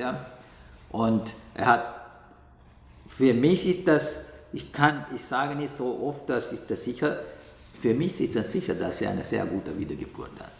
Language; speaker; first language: German; non-native, learner; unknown